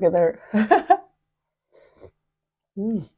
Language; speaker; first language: English; non-native, learner; Indonesian